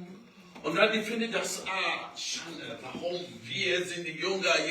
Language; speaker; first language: German; non-native, learner; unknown